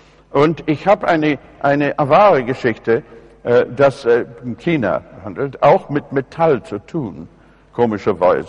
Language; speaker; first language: German; non-native, fluent; English